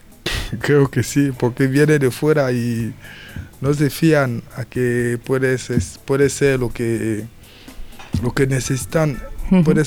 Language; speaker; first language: Spanish; non-native, learner; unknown